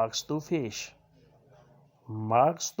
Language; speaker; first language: German; non-native, fluent; Urdu